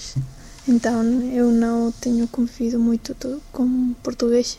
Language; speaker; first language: Portuguese; non-native, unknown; Spanish